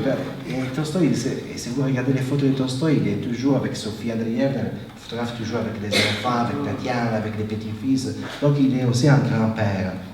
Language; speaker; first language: French; non-native, fluent; Italian